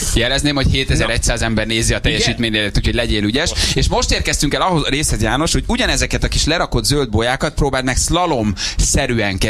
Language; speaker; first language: Hungarian; native; Hungarian